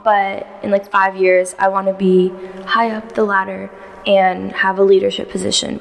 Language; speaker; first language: English; native; English